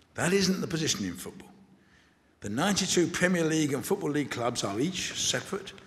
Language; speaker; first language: English; native; English